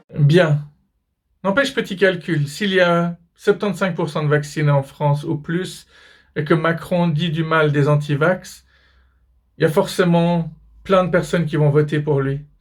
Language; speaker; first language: French; native; French